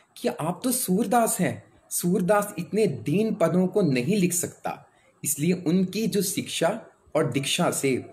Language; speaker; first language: Hindi; native; Hindi